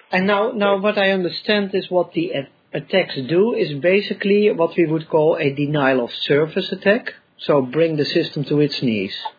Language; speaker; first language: English; non-native, fluent; Dutch